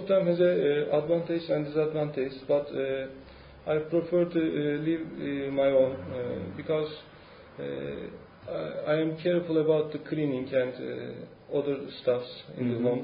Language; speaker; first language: English; non-native, learner; Turkish